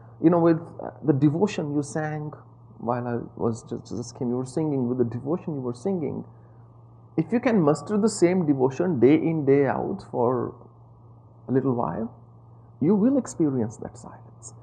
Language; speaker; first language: English; non-native, local second language; Punjabi